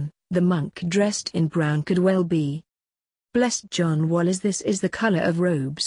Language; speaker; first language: English; native; English